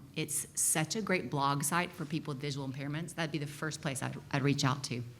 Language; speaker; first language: English; native; English